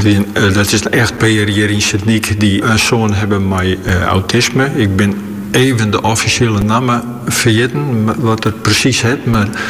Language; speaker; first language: Dutch; native; Dutch